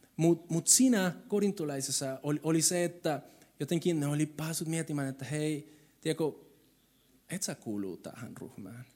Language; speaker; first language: Finnish; non-native, fluent; Spanish